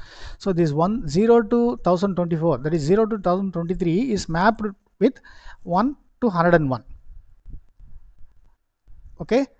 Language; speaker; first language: English; non-native, local second language; Tamil